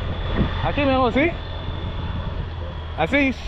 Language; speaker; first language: Spanish; non-native, learner; French